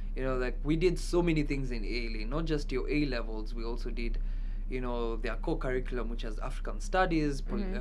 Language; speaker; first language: English; non-native, local second language; Kikuyu